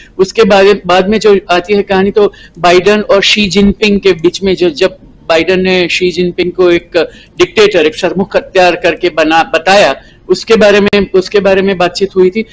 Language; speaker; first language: Hindi; non-native, local second language; Gujarati